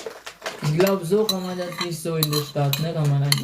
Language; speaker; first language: German; non-native, learner; Cebuano